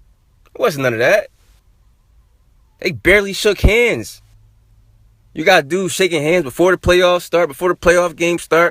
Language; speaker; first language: English; native; English